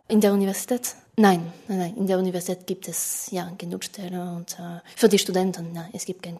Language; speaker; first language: German; non-native, fluent; French